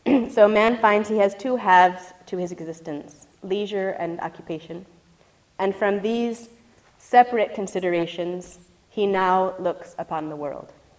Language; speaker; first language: English; native; English